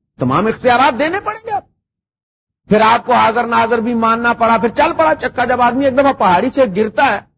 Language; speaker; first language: Urdu; non-native, local second language; Punjabi